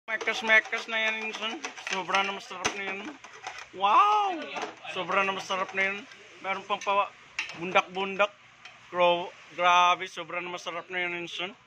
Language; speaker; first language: Filipino; non-native, local second language; Cebuano